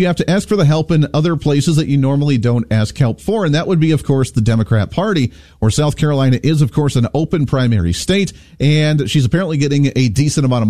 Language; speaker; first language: English; native; English